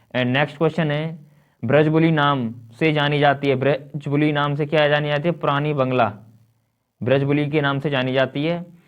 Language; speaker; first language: Hindi; native; Hindi